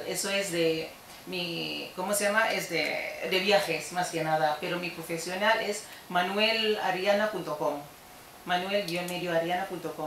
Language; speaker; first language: Spanish; non-native, fluent; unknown